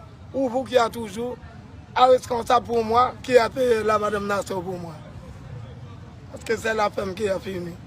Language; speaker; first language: French; non-native, learner; Haitian Creole